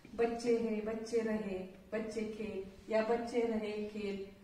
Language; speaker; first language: Hindi; non-native, local second language; Marathi